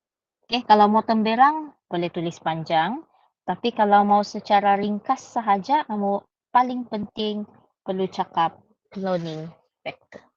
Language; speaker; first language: Malay; native; Malay